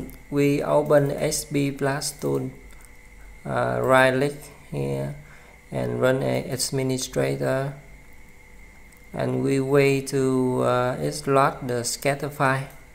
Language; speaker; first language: English; non-native, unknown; Vietnamese